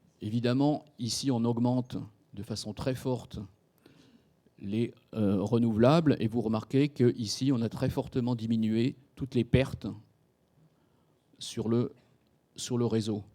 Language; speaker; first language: French; native; French